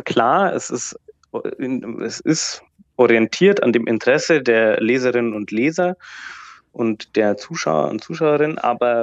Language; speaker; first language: German; native; German